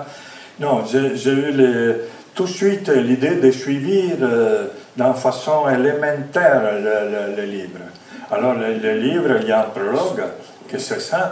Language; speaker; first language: French; non-native, fluent; Italian